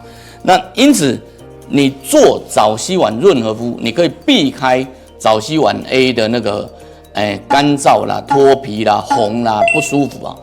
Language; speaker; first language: Chinese; native; Chinese